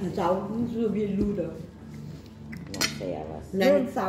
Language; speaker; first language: German; non-native, learner; Filipino